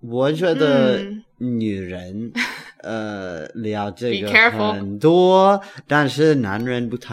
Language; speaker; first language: Chinese; non-native, learner; English